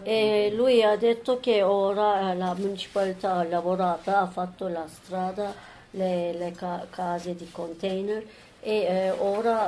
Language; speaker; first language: Italian; non-native, learner; Turkish